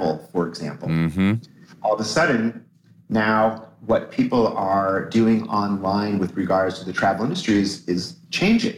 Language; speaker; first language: English; native; English